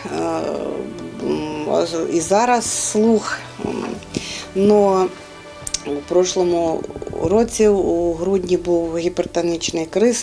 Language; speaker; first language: Ukrainian; non-native, local second language; Russian